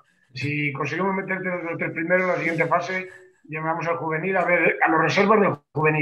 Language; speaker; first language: Spanish; native; Spanish